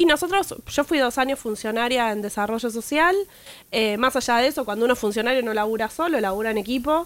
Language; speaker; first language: Spanish; native; Spanish